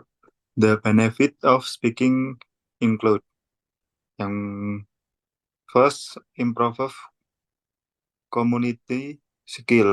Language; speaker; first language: English; non-native, learner; Indonesian